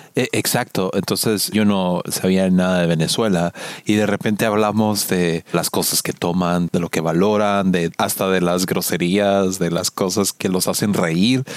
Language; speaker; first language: Spanish; native; Spanish